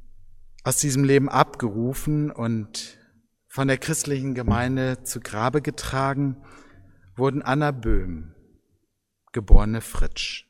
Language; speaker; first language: German; native; German